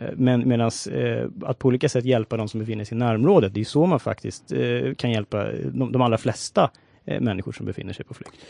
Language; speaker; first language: Swedish; native; Swedish